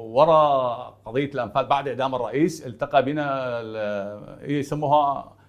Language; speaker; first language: Arabic; native; Arabic